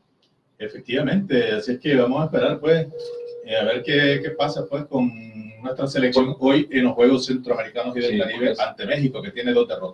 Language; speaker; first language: Spanish; native; Spanish